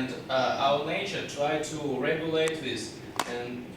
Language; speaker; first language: English; non-native, learner; Russian